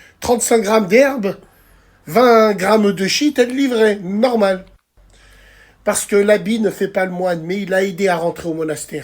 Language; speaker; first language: French; native; French